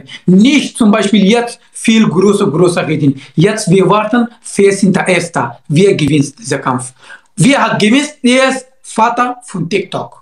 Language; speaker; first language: German; non-native, learner; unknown